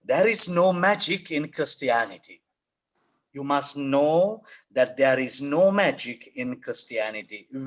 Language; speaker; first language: English; non-native, local second language; Sinhala